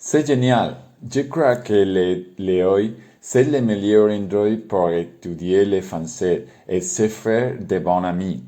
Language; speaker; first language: French; non-native, learner; Spanish